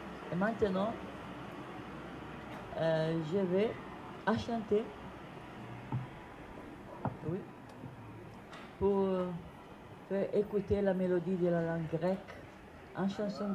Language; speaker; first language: French; non-native, fluent; Italian